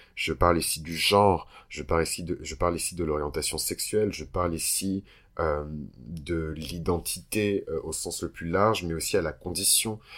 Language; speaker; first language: French; early bilingual, other home language; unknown